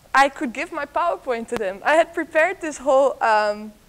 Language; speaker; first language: English; non-native, fluent; Dutch